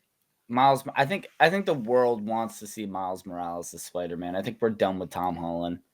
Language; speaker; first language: English; native; English